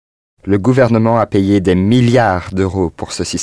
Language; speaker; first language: French; non-native, learner; English